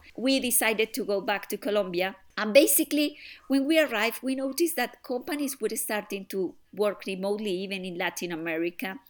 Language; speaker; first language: English; non-native, fluent; Spanish